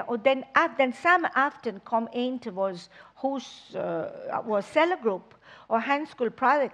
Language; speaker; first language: Danish; non-native, fluent; English